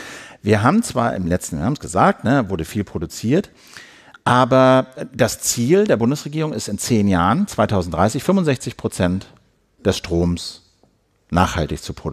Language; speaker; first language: German; native; German